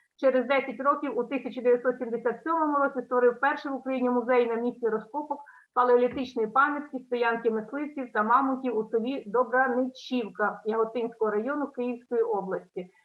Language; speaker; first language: Ukrainian; native; Ukrainian